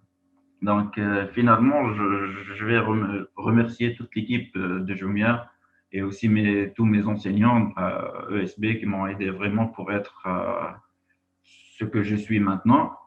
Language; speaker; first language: French; non-native, local second language; Arabic